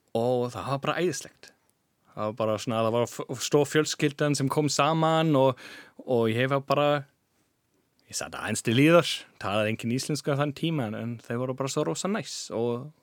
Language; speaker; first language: Icelandic; non-native, fluent; German